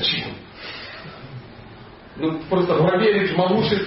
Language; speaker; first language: Russian; native; Russian